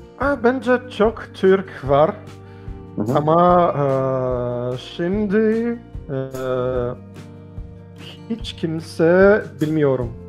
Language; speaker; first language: Turkish; non-native, learner; Portuguese